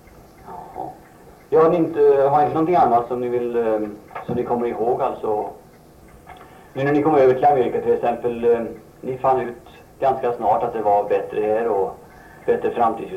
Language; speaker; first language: Swedish; native; Swedish